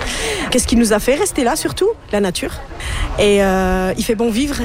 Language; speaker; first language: French; native; French